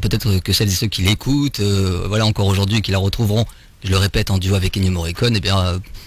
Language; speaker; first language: French; native; French